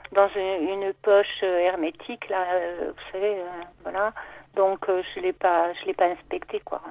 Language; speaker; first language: French; native; French